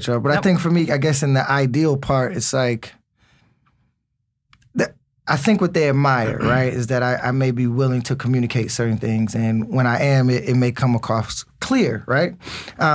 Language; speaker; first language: English; native; English